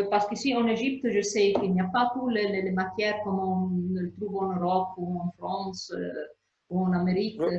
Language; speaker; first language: French; non-native, fluent; Arabic